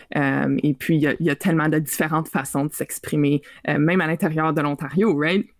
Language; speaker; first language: French; native; French